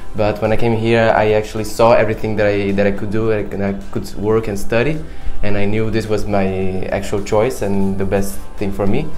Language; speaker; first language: English; non-native, fluent; Portuguese